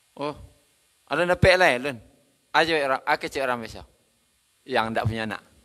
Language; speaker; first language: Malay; non-native, local second language; Minangkabau